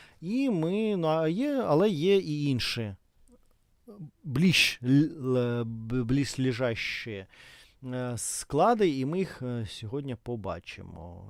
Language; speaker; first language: Ukrainian; non-native, fluent; Russian